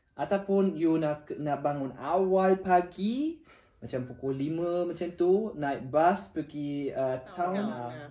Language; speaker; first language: Malay; non-native, fluent; German